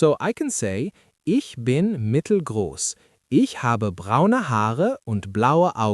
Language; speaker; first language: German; non-native, learner; English